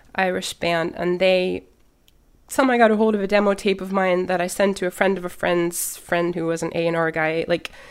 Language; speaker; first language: English; early bilingual, other home language; German